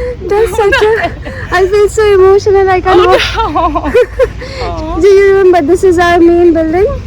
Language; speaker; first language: English; non-native, local second language; Bangla